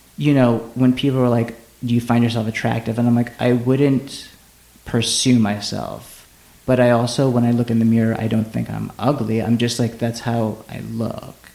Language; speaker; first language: English; native; English